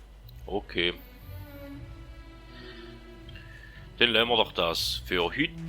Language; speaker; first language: German; native; German